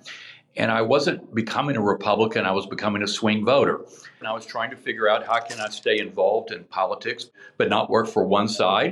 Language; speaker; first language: English; native; English